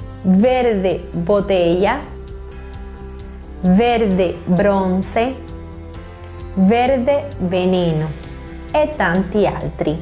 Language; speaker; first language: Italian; non-native, fluent; Spanish